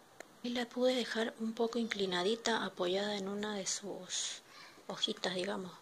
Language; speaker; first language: Spanish; native; Spanish